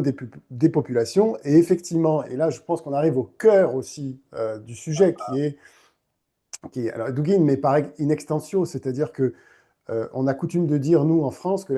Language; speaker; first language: French; native; French